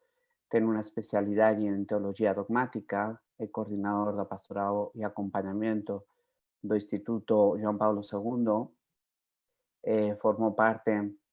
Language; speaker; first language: Portuguese; non-native, fluent; Spanish